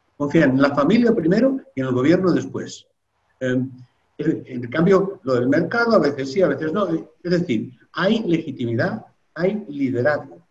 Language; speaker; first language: Spanish; native; Spanish